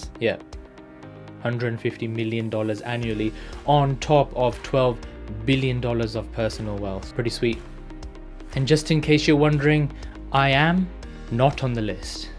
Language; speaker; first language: English; native; English